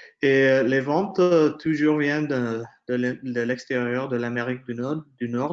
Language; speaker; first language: French; non-native, fluent; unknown